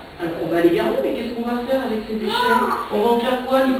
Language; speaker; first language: French; native; French